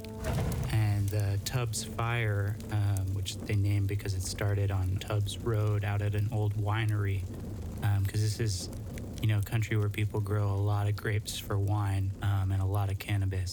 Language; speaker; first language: English; native; English